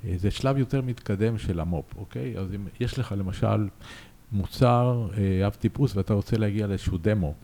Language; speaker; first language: Hebrew; early bilingual, other home language; Spanish